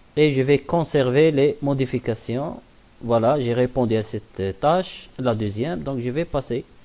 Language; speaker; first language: French; non-native, local second language; Arabic